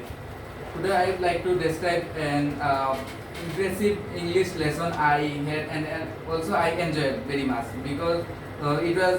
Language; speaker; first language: English; non-native, learner; Bangla